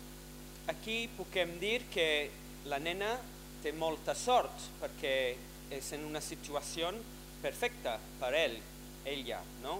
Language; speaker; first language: Catalan; non-native, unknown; English